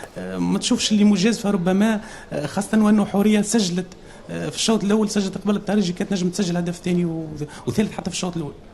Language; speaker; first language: Arabic; native; Arabic